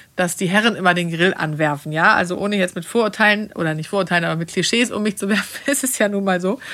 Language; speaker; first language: German; non-native, fluent; Swedish